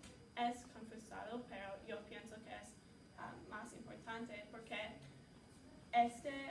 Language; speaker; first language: Spanish; non-native, learner; English